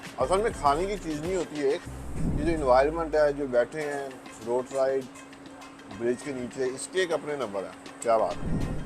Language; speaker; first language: Urdu; non-native, local second language; Punjabi